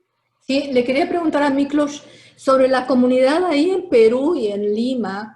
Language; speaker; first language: Spanish; early bilingual, other home language; Hungarian